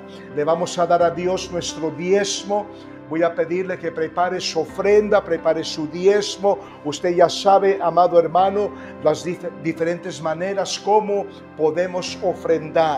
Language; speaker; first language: Spanish; native; Spanish